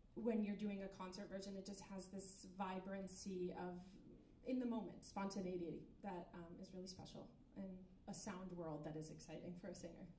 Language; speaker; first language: English; native; English